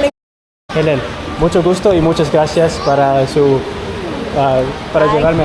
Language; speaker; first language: Spanish; non-native, learner; English